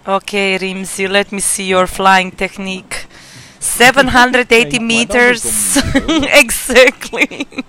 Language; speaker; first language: English; non-native, fluent; Croatian